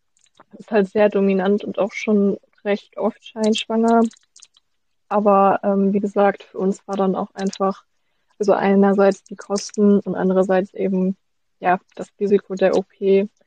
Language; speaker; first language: German; native; German